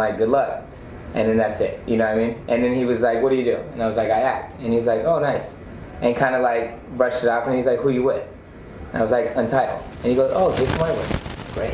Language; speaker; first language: English; native; English